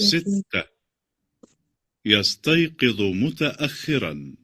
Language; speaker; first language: Arabic; non-native, learner; Indonesian